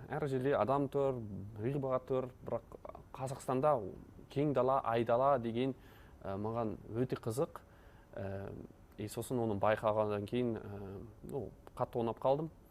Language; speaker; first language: Kazakh; non-native, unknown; Dutch